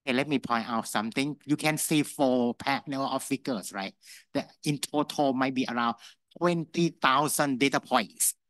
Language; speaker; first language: English; non-native, fluent; Thai